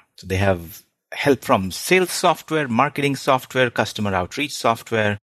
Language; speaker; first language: English; non-native, local second language; Hindi